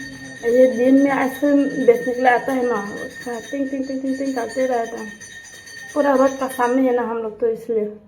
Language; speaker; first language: Hindi; non-native, local second language; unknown